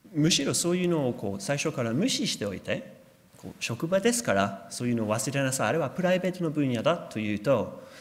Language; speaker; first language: Japanese; non-native, fluent; English